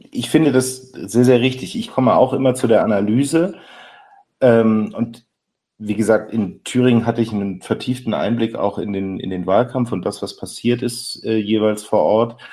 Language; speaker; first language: German; native; German